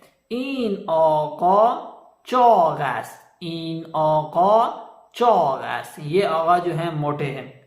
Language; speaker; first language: Persian; non-native, learner; Urdu